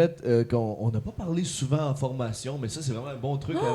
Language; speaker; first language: French; native; French